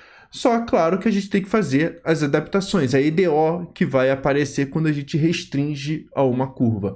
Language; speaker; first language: Portuguese; native; Portuguese